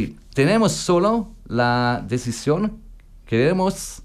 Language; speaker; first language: Spanish; non-native, learner; German